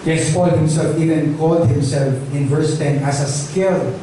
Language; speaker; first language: English; non-native, local second language; Filipino